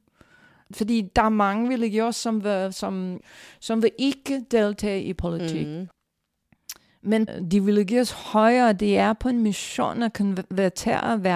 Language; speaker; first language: Danish; non-native, fluent; English